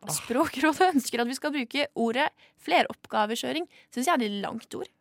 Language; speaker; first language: Norwegian; native; Norwegian